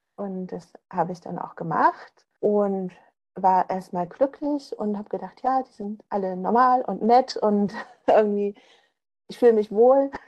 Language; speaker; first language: German; native; German